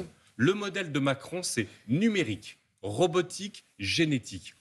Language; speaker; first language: French; native; French